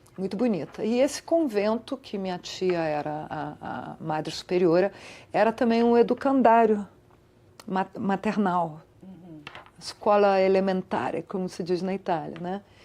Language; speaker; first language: Portuguese; early bilingual, other home language; Italian